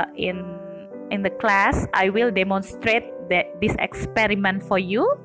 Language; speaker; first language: English; non-native, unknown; Indonesian